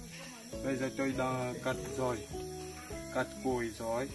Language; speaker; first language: Vietnamese; non-native, learner; Portuguese